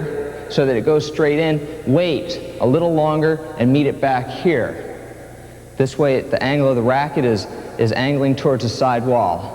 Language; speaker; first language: English; native; English